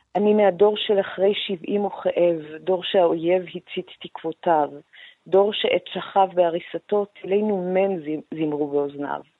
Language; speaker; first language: Hebrew; non-native, fluent; Persian